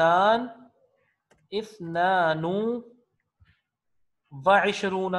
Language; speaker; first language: Arabic; non-native, fluent; Urdu